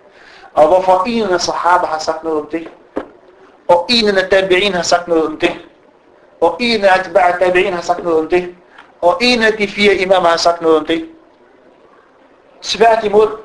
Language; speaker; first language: Danish; non-native, fluent; Arabic